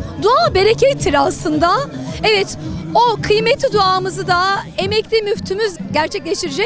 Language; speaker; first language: Turkish; native; Turkish